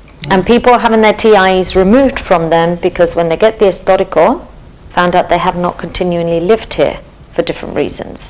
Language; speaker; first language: English; native; English